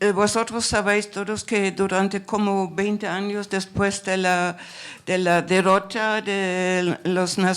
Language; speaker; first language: Spanish; non-native, fluent; German